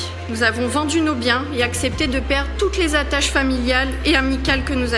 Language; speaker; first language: French; native; French